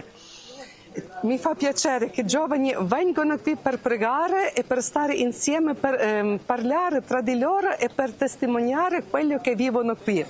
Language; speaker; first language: Italian; non-native, fluent; Ukrainian